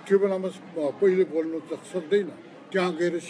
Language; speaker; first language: Nepali; non-native, local second language; Newari